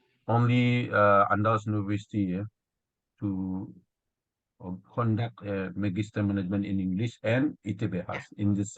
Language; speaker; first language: English; non-native, learner; Indonesian